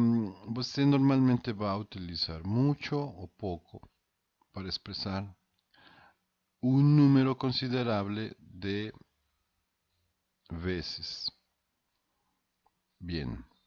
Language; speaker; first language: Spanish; non-native, fluent; Portuguese